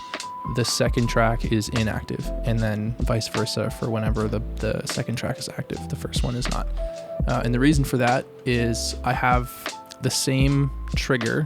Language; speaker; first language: English; native; English